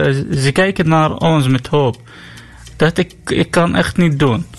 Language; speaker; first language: Dutch; non-native, learner; Arabic